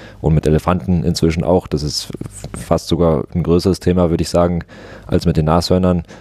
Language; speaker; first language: German; native; German